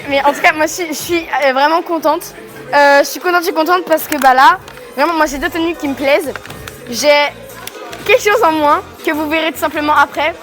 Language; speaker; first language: French; native; French